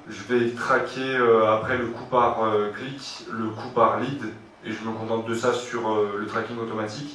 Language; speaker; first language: French; native; French